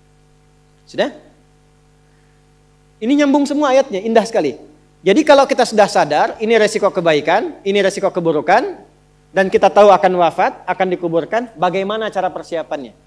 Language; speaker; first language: Indonesian; native; Indonesian